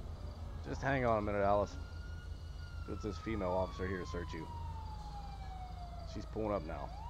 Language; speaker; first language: English; native; English